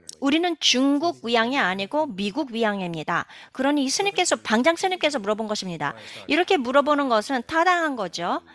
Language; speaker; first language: Korean; native; Korean